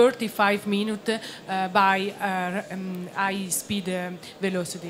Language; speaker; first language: English; non-native, learner; Italian